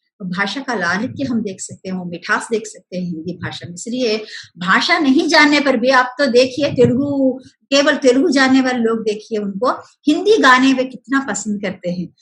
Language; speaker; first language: Hindi; non-native, local second language; Telugu